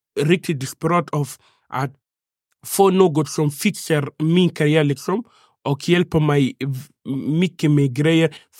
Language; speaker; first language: Swedish; non-native, fluent; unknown